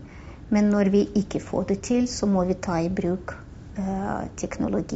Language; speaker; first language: Norwegian; non-native, fluent; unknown